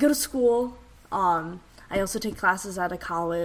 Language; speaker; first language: English; native; English